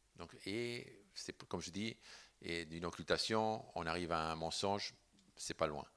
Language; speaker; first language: French; non-native, fluent; Spanish